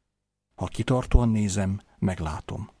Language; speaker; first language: Hungarian; native; Hungarian